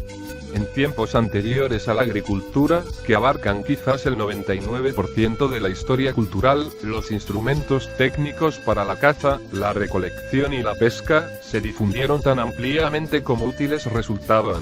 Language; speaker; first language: Spanish; native; Spanish